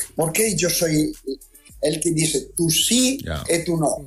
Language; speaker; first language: Spanish; non-native, learner; Italian